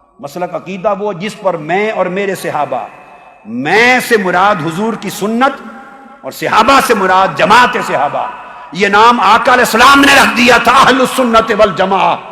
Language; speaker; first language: Urdu; native; Urdu